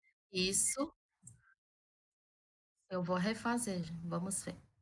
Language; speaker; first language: Portuguese; early bilingual, other home language; Chinese